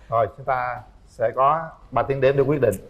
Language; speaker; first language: Vietnamese; native; Vietnamese